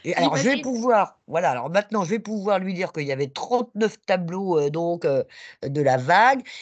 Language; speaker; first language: French; native; French